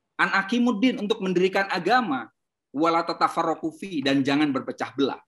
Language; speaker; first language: Indonesian; native; Indonesian